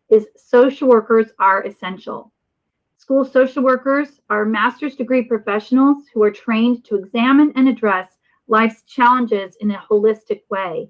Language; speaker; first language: English; native; English